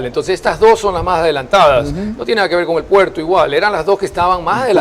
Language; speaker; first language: Spanish; native; Spanish